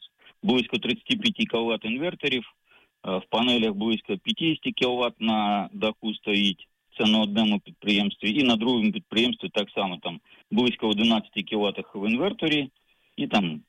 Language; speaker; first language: Ukrainian; native; Ukrainian